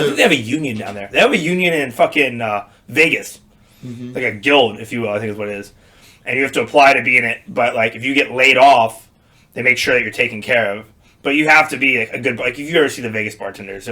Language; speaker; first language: English; native; English